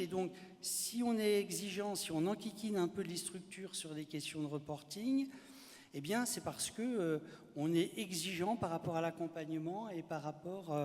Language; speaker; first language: French; native; French